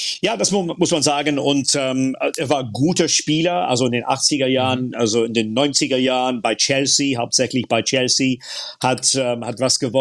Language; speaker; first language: German; non-native, fluent; English